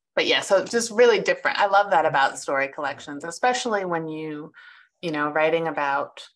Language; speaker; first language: English; native; English